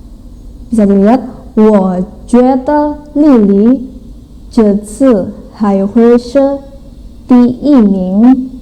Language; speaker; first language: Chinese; non-native, fluent; Indonesian